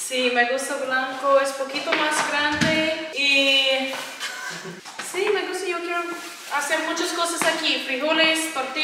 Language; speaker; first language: Spanish; non-native, learner; English